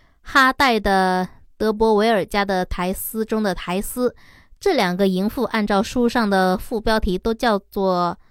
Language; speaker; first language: Chinese; native; Chinese